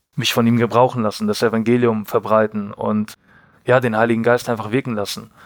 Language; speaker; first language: German; native; German